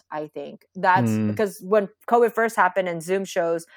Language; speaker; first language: English; native; English